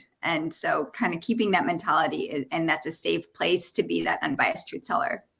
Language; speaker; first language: English; native; English